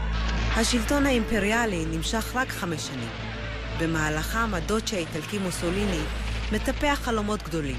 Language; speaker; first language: Hebrew; native; Hebrew